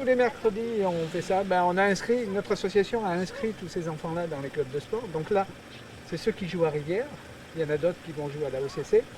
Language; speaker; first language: French; native; French